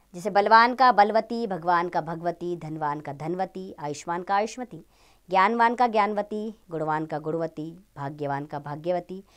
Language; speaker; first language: Hindi; native; Hindi